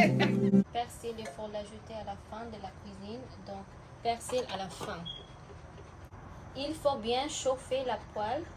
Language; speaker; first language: French; non-native, fluent; English